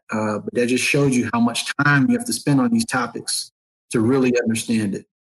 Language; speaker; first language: English; native; English